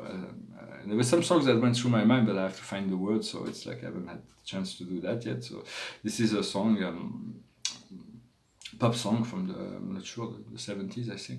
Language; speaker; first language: English; non-native, fluent; French